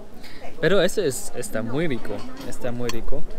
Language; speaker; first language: Spanish; non-native, learner; German